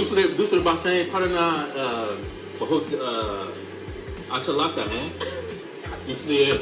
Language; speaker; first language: Hindi; non-native, learner; English